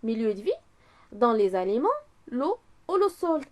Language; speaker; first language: French; non-native, local second language; Arabic